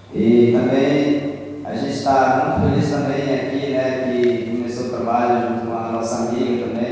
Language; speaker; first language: Portuguese; non-native, local second language; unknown